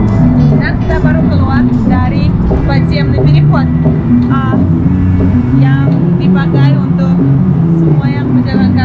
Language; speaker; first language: Indonesian; non-native, fluent; Russian